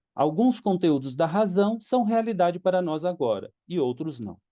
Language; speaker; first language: Portuguese; native; Portuguese